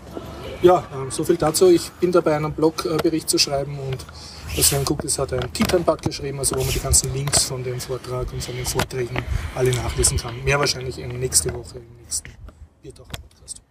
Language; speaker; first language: German; native; German